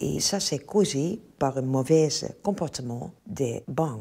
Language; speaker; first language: French; non-native, fluent; Dutch